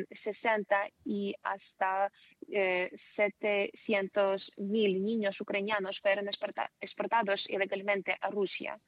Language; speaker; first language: Spanish; non-native, fluent; Ukrainian